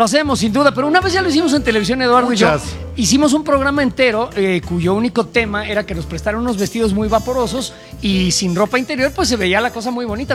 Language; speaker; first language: Spanish; native; Spanish